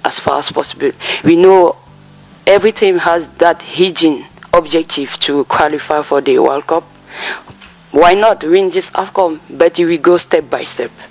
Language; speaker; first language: English; non-native, local second language; French